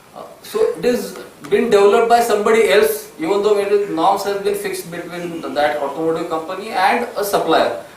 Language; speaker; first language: English; non-native, local second language; Marathi